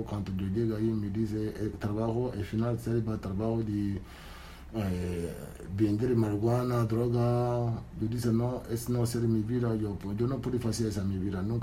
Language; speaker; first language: Spanish; non-native, learner; Wolof